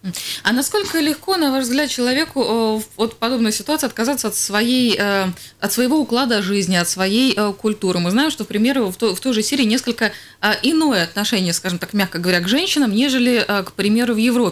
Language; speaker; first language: Russian; native; Russian